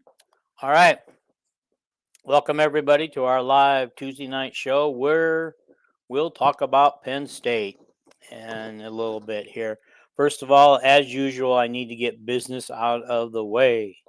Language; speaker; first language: English; native; English